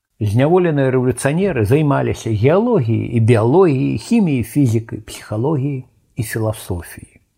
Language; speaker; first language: Belarusian; native; Belarusian